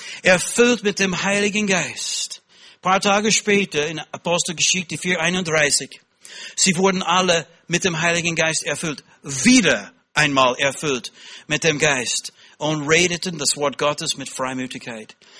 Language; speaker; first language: German; non-native, fluent; English